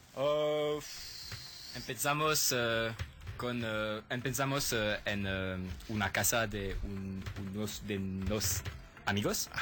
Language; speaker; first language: Spanish; non-native, learner; French